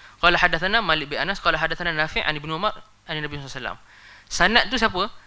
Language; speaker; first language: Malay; native; Malay